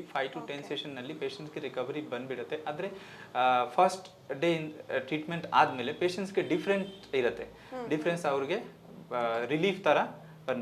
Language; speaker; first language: Kannada; non-native, local second language; Hindi